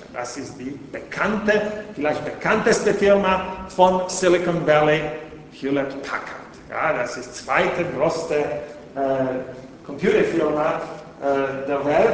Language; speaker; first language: German; non-native, fluent; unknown